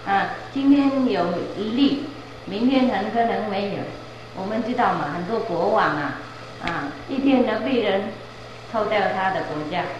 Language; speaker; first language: Chinese; non-native, fluent; Vietnamese